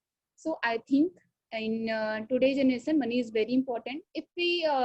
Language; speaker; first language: English; non-native, learner; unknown